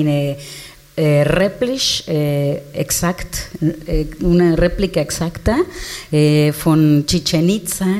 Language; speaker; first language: German; non-native, learner; Spanish